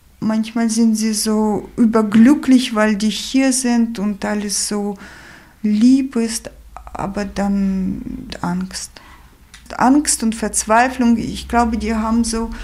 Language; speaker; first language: German; non-native, fluent; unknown